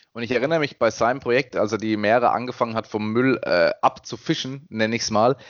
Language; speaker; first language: German; native; German